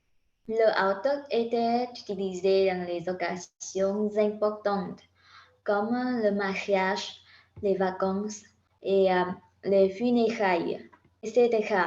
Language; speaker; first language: French; non-native, learner; Vietnamese